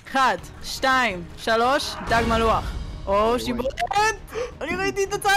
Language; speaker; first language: Hebrew; native; Hebrew